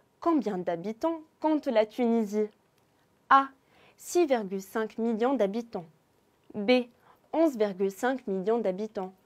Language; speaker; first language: French; non-native, local second language; Arabic